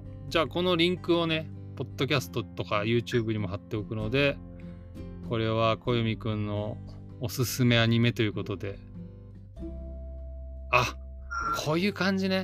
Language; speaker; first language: Japanese; native; Japanese